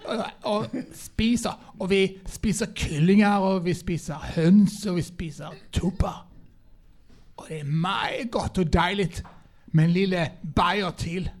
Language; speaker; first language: Danish; non-native, learner; Swedish